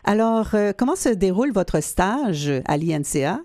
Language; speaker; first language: French; native; French